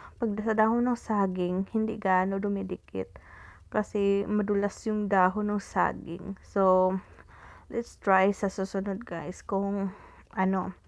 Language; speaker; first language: Filipino; non-native, local second language; Cebuano